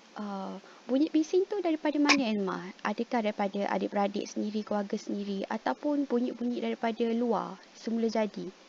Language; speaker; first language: Malay; native; Malay